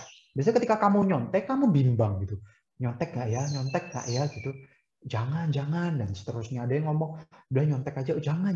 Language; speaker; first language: Indonesian; native; Indonesian